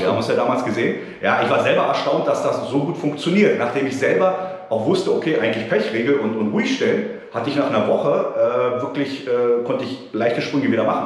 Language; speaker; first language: German; native; German